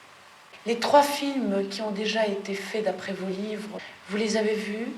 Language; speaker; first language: French; native; French